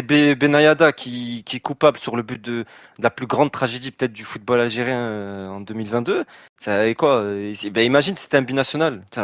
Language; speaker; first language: French; native; French